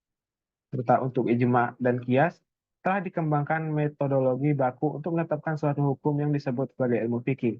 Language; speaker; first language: Indonesian; native; Indonesian